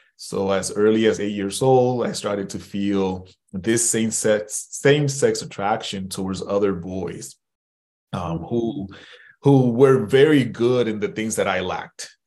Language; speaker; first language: English; early bilingual, other home language; Spanish